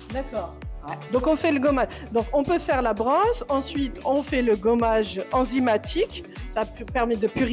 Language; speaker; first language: French; native; French